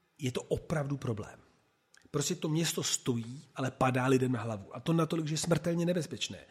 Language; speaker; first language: Czech; non-native, fluent; Italian